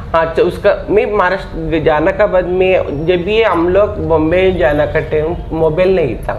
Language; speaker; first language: Hindi; non-native, local second language; Kannada